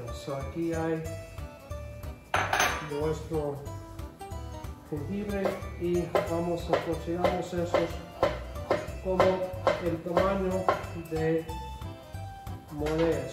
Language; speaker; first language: Spanish; non-native, fluent; English